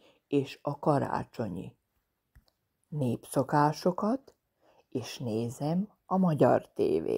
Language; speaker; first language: Hungarian; non-native, fluent; Serbian